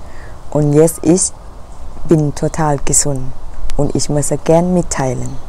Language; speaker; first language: German; non-native, learner; Thai